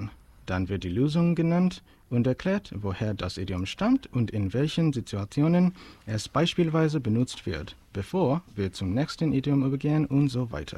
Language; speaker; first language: German; non-native, learner; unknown